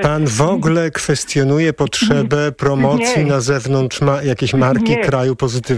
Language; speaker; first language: Polish; native; Polish